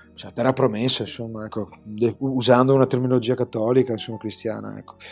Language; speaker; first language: Italian; native; Italian